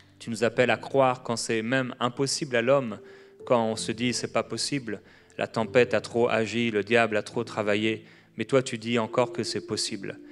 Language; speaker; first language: French; native; French